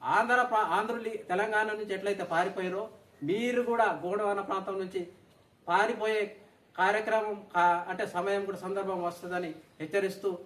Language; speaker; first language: Telugu; non-native, local second language; Gondi